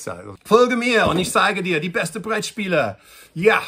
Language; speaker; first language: German; non-native, learner; English